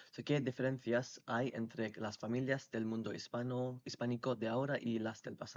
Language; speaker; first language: Spanish; non-native, learner; English